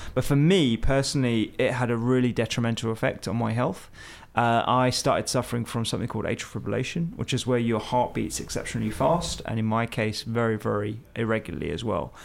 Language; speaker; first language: English; early bilingual, other home language; Hindi